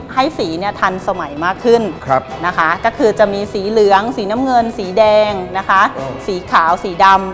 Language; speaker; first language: Thai; native; Thai